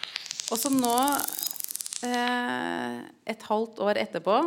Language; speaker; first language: Norwegian; native; Norwegian